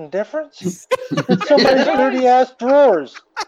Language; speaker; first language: English; native; English